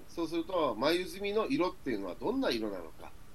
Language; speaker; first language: Japanese; native; Japanese